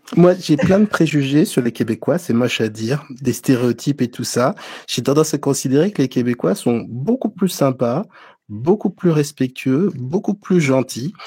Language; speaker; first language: French; native; French